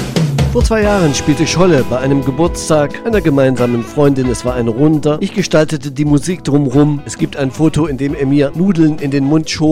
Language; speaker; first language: German; native; German